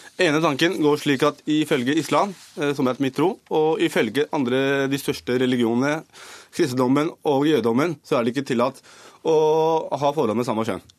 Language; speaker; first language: Norwegian; early bilingual, other home language; Urdu